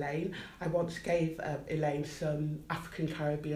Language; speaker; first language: English; native; English